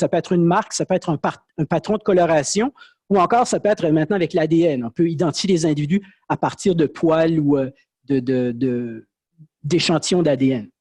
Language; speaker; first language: French; native; French